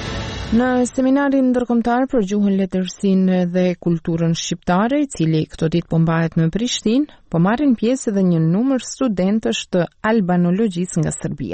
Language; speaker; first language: Albanian; native; Albanian